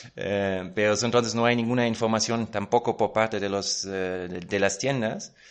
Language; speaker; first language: Spanish; non-native, fluent; German